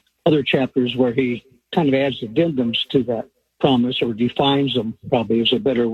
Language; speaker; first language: English; native; English